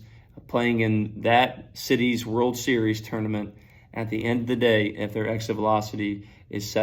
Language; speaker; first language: English; native; English